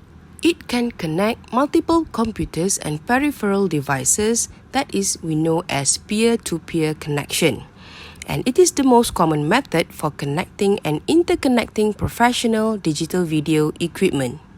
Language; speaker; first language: English; non-native, local second language; Malay